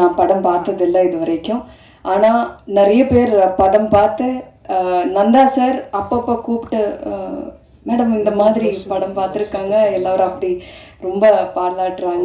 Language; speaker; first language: Tamil; non-native, fluent; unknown